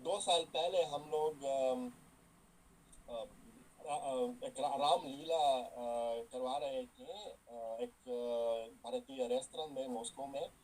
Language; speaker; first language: Hindi; non-native, fluent; Russian